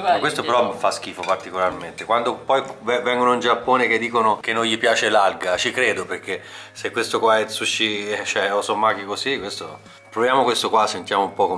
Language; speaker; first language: Italian; native; Italian